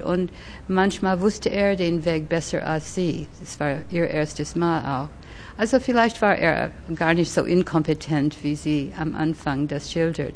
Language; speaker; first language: German; early bilingual, other home language; French